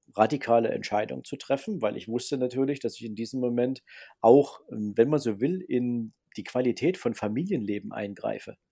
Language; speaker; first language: German; native; German